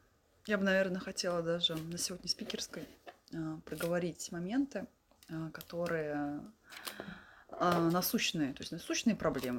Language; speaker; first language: Russian; native; Russian